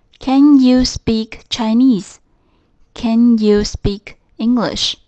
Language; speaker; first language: English; non-native, fluent; Chinese